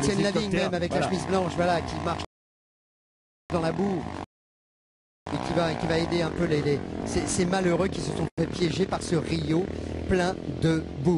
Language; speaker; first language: French; native; French